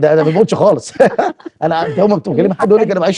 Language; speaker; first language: Arabic; native; Arabic